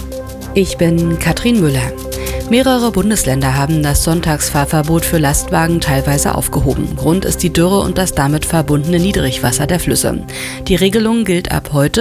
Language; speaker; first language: German; native; German